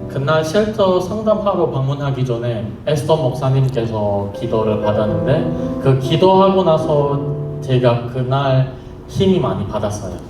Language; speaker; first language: Korean; non-native, fluent; Indonesian